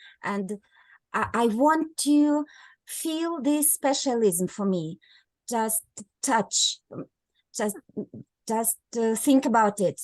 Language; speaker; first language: English; non-native, learner; Russian